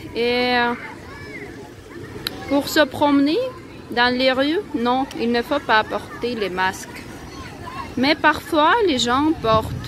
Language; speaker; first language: French; non-native, learner; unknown